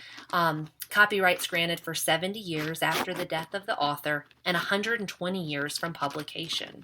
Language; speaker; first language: English; native; English